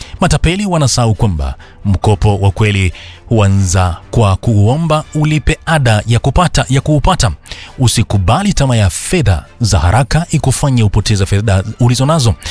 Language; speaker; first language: Swahili; native; Swahili